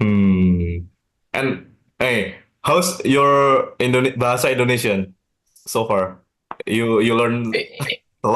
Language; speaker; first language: English; non-native, learner; Indonesian